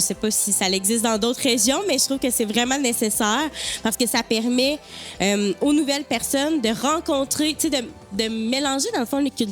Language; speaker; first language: French; native; French